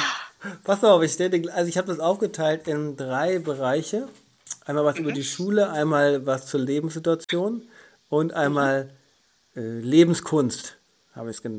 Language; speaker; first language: German; native; German